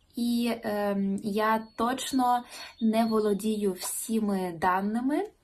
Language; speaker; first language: Ukrainian; non-native, local second language; Russian